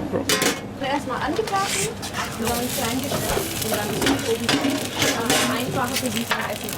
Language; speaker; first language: German; non-native, fluent; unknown